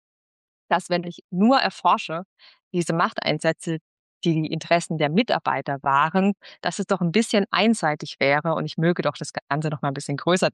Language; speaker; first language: German; native; German